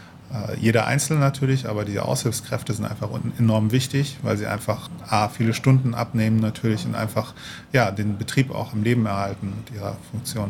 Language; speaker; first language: German; native; German